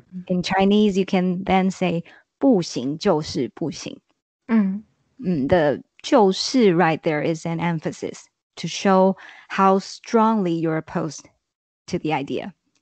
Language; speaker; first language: English; non-native, fluent; Chinese